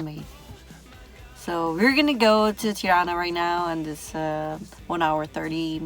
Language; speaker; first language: English; non-native, learner; Korean